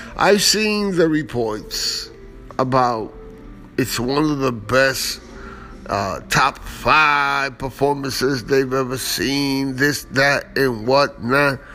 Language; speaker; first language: English; early bilingual, other home language; Spanish